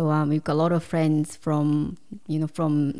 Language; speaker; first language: English; non-native, fluent; Korean